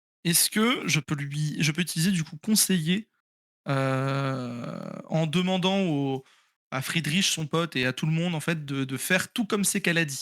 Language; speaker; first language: French; native; French